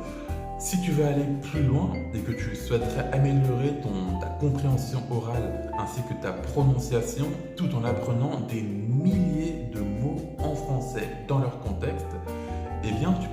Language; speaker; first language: French; native; French